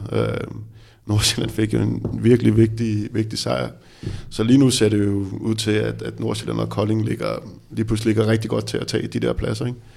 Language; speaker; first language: Danish; native; Danish